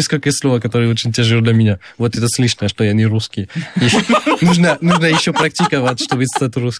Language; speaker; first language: Russian; non-native, learner; French